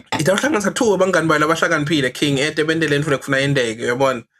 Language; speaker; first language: Zulu; non-native, local second language; Swati